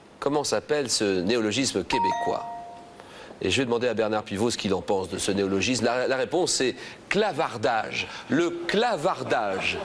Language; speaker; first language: French; native; French